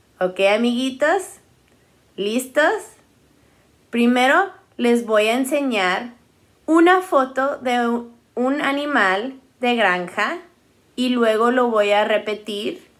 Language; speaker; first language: Spanish; early bilingual, heritage; Spanish